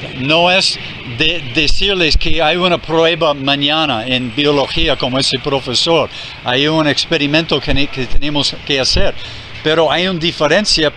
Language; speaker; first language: Spanish; non-native, fluent; English